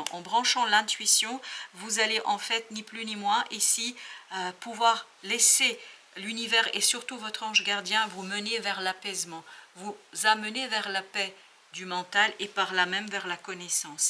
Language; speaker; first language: French; native; French